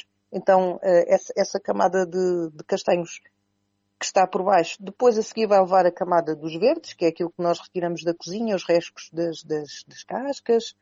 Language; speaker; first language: Portuguese; native; Portuguese